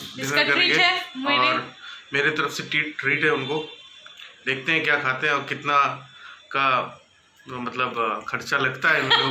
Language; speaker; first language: Hindi; non-native, local second language; Bangla